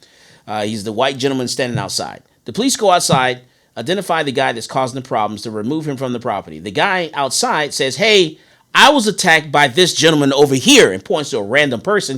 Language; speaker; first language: English; native; English